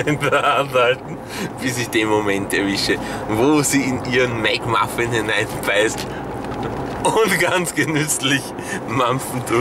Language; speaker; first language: German; native; German